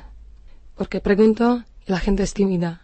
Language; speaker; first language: Spanish; non-native, fluent; Slovak